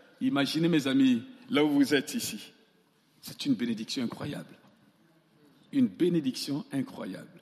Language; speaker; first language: French; non-native, local second language; Sango